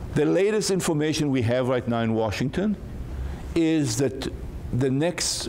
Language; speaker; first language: English; non-native, fluent; Hebrew